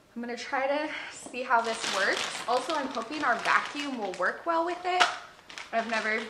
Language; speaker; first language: English; native; English